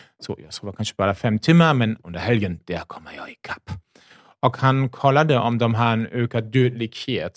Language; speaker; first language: Swedish; non-native, fluent; German